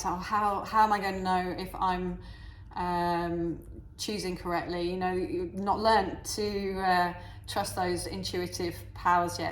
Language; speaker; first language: English; native; English